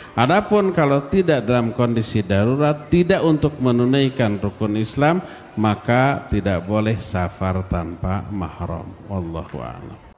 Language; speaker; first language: Malay; non-native, local second language; Sundanese